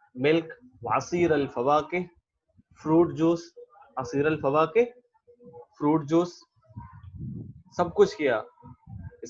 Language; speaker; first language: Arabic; non-native, fluent; Urdu